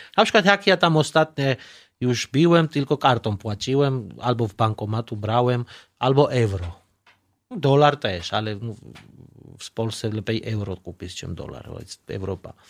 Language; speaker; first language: Polish; non-native, learner; Georgian